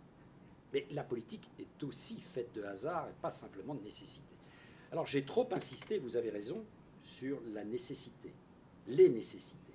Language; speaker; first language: French; native; French